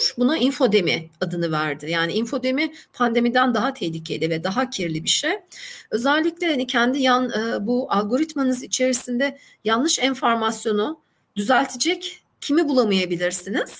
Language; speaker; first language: Turkish; native; Turkish